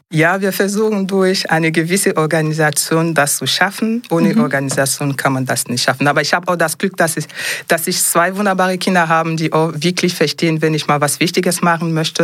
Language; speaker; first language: German; non-native, fluent; French